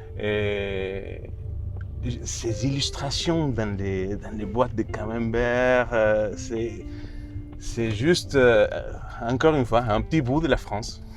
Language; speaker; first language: French; non-native, fluent; Spanish